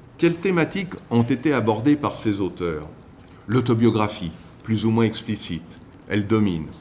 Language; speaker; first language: French; native; French